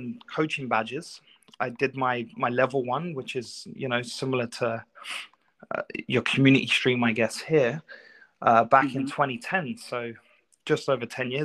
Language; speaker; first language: English; native; English